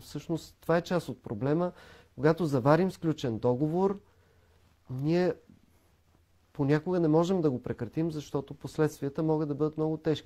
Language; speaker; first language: Bulgarian; native; Bulgarian